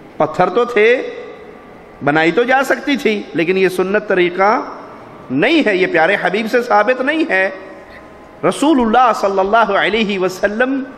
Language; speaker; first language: Urdu; non-native, local second language; Punjabi